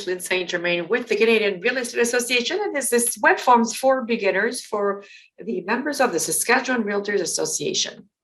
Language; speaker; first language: English; native; English